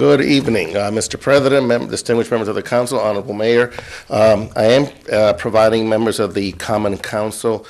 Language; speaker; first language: English; native; English